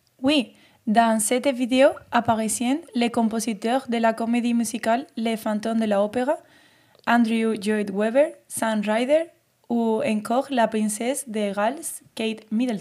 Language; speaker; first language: French; non-native, learner; Spanish